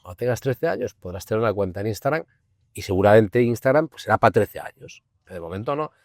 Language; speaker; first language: Spanish; non-native, local second language; Galician